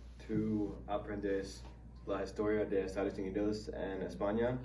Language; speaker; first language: Spanish; non-native, learner; English